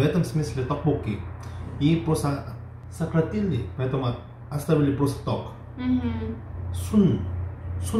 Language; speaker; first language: Russian; non-native, learner; Korean